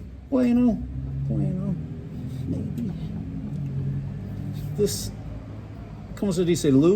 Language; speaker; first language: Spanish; non-native, learner; English